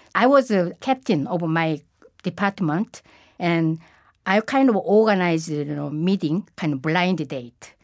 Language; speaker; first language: English; non-native, fluent; Korean